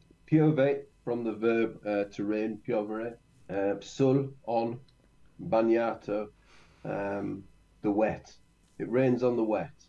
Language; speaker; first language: English; native; English